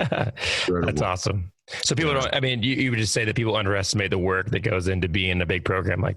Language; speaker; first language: English; native; English